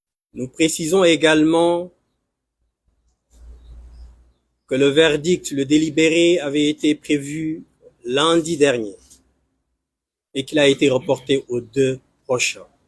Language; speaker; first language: French; non-native, local second language; Wolof